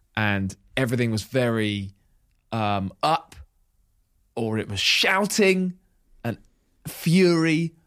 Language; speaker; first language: English; native; English